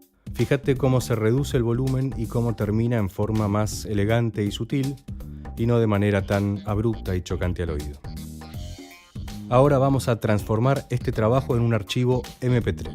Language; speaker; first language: Spanish; native; Spanish